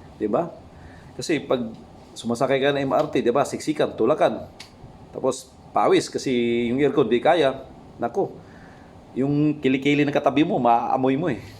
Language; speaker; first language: Filipino; non-native, local second language; Cebuano